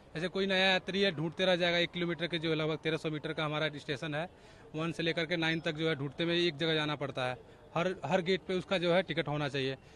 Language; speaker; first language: Hindi; native; Hindi